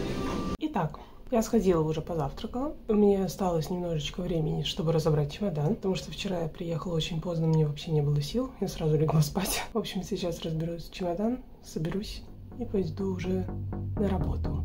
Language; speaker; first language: Russian; native; Russian